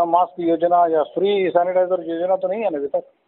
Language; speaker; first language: Hindi; non-native, local second language; Telugu